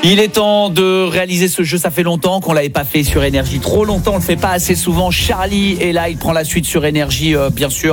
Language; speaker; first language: French; native; French